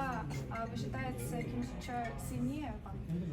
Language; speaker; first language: Russian; non-native, learner; Korean